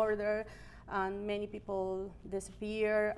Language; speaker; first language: English; non-native, learner; Spanish